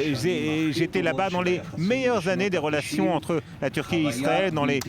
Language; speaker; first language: French; non-native, fluent; Hebrew